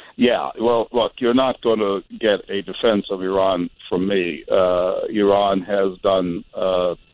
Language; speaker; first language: English; non-native, fluent; Arabic